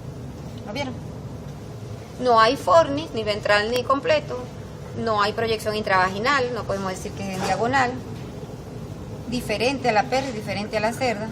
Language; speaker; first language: Spanish; native; Spanish